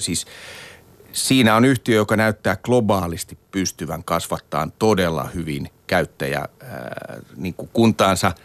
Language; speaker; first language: Finnish; native; Finnish